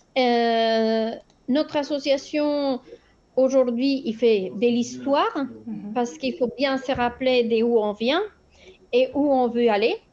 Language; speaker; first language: French; non-native, fluent; Spanish